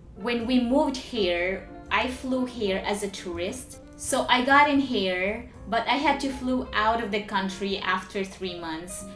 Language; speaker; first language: English; non-native, local second language; Cebuano